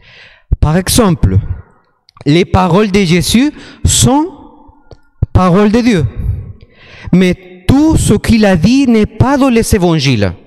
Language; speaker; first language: French; non-native, fluent; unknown